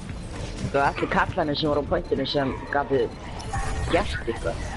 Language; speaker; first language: Icelandic; early bilingual, other home language; Norwegian